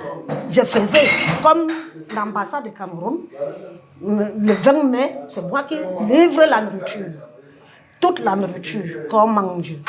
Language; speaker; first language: French; non-native, learner; English